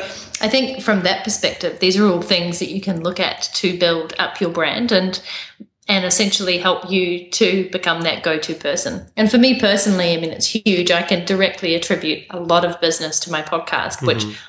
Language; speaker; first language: English; native; English